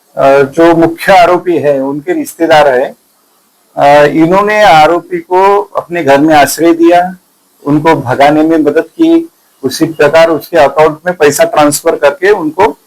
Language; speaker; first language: Hindi; non-native, local second language; Marathi